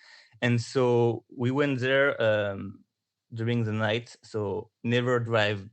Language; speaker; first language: English; non-native, learner; French